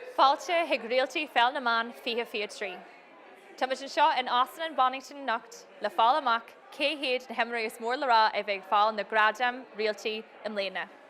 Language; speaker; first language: Irish; native; Irish